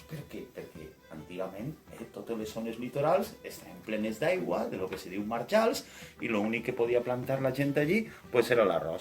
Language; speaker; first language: Catalan; native; Catalan